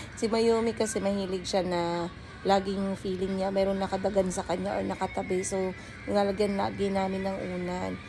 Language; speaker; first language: Filipino; non-native, local second language; Cebuano